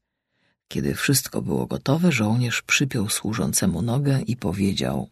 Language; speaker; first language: Polish; native; Polish